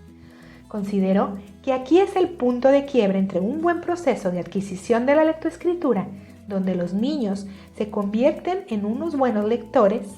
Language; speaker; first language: Spanish; native; Spanish